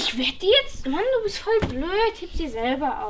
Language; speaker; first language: German; early bilingual, other home language; Russian